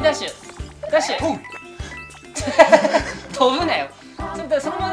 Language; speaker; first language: Japanese; native; Japanese